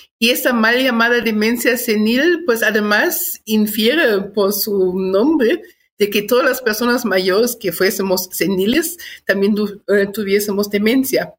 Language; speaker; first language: Spanish; non-native, fluent; German